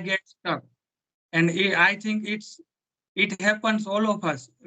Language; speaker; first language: English; non-native, learner; Gujarati